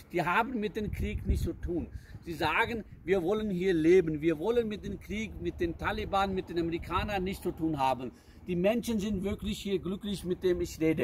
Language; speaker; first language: German; non-native, fluent; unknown